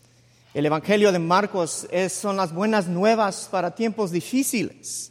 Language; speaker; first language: Spanish; early bilingual, heritage; Spanish